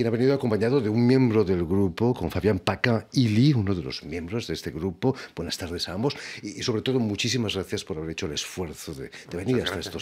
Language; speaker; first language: Spanish; native; Spanish